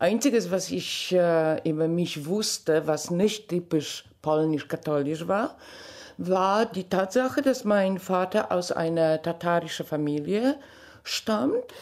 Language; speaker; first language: German; non-native, fluent; Polish